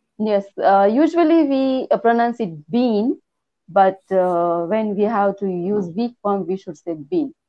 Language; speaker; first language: English; non-native, local second language; Hindi